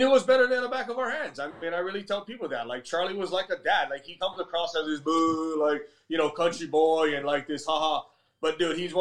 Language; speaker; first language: English; native; English